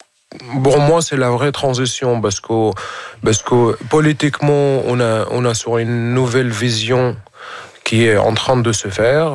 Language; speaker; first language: French; non-native, fluent; Arabic